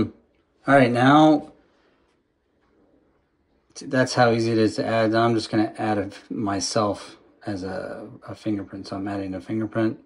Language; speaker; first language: English; native; English